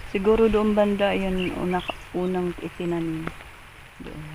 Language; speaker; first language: Filipino; non-native, local second language; Waray